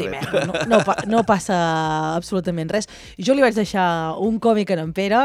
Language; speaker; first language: Catalan; native; Catalan